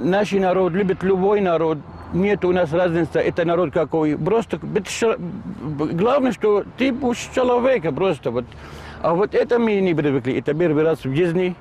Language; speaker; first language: Russian; non-native, learner; Arabic